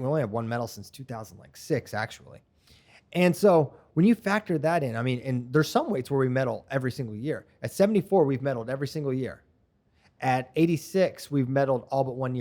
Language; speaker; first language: English; native; English